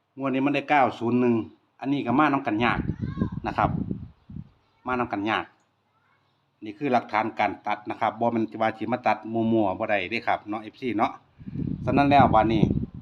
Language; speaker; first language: Thai; native; Thai